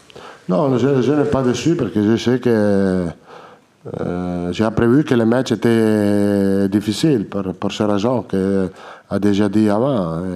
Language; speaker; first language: French; non-native, learner; Italian